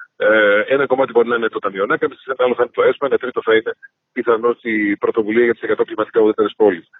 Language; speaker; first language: Greek; native; Greek